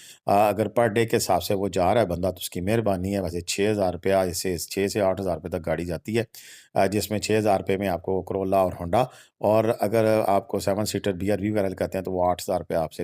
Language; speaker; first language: Hindi; non-native, local second language; Punjabi